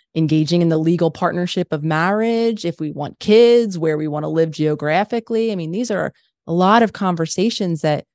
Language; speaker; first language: English; native; English